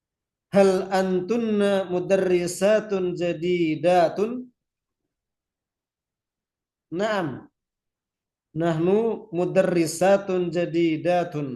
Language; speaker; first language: Arabic; non-native, fluent; Indonesian